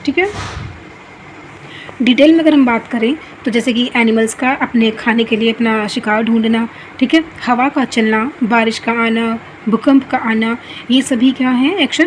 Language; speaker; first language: Hindi; native; Hindi